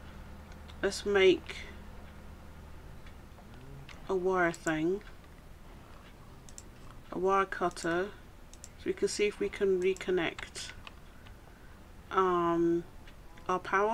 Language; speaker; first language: English; native; English